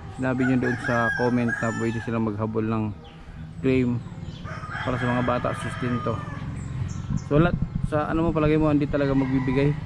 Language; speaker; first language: Filipino; non-native, local second language; Cebuano